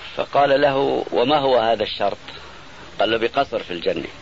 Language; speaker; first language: Arabic; native; Arabic